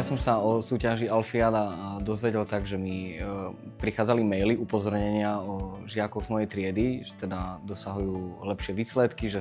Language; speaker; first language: Slovak; native; Slovak